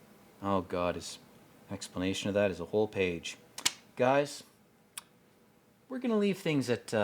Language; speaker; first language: English; native; English